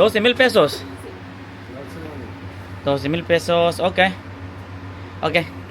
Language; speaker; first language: Spanish; non-native, learner; Pashto